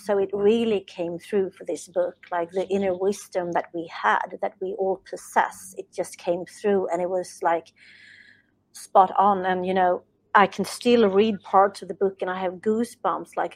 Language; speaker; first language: English; non-native, fluent; Swedish